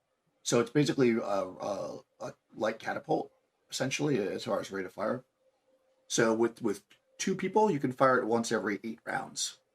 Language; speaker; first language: English; native; English